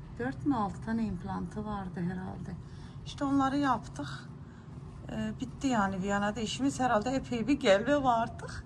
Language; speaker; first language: Turkish; early bilingual, heritage; Turkish